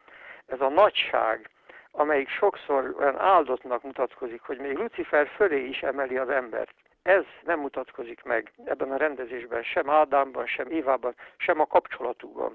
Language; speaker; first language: Hungarian; native; Hungarian